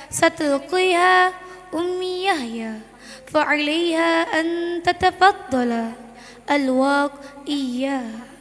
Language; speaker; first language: Arabic; non-native, learner; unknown